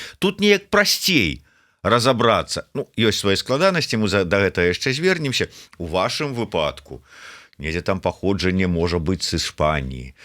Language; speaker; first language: Belarusian; non-native, local second language; Russian